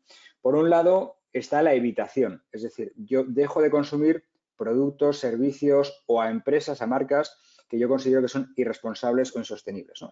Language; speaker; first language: Spanish; native; Spanish